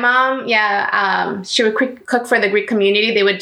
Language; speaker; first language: English; early bilingual, other home language; Greek